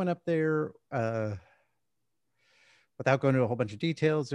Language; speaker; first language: English; native; English